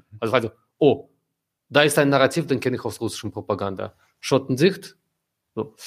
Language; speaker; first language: German; non-native, fluent; Russian